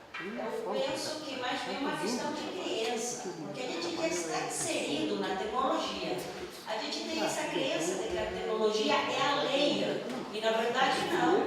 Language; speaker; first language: Portuguese; non-native, fluent; Spanish